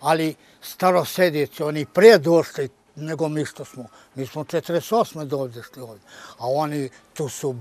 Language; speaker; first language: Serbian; non-native, local second language; Romany